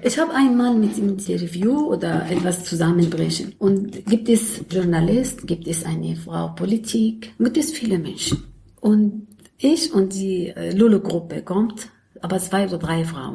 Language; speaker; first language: German; non-native, learner; Arabic